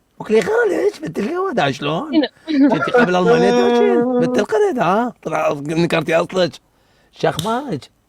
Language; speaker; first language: Arabic; native; Arabic